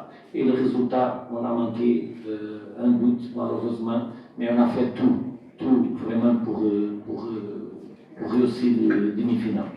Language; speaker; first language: French; non-native, fluent; Portuguese